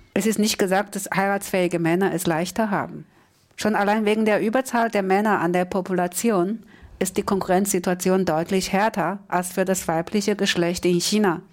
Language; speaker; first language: German; non-native, fluent; Chinese